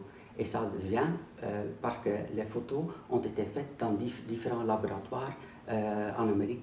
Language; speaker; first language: French; non-native, local second language; Dutch